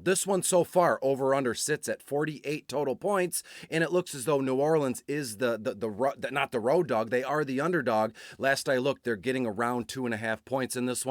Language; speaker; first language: English; native; English